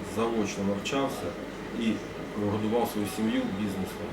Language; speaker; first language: Ukrainian; native; Ukrainian